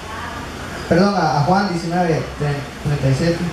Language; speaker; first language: Spanish; native; Spanish